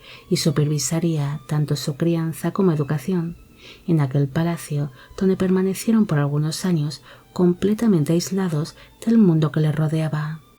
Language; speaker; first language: Spanish; native; Spanish